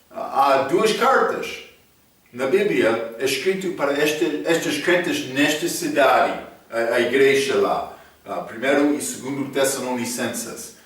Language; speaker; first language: Portuguese; non-native, fluent; English